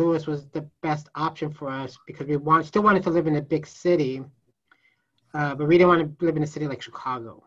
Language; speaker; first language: English; native; English